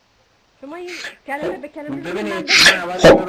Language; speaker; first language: Persian; non-native, fluent; Arabic